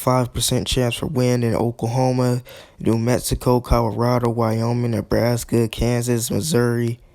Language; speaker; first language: English; native; English